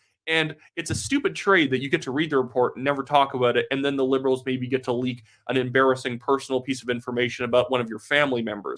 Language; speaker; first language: English; native; English